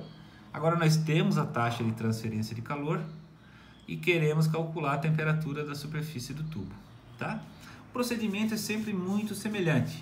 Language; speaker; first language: Portuguese; native; Portuguese